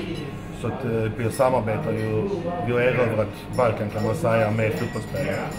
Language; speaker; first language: Swedish; early bilingual, other home language; Macedonian